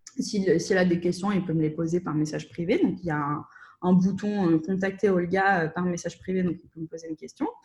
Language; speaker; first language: French; non-native, fluent; Russian